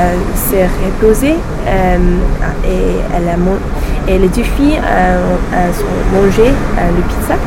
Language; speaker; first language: French; non-native, learner; English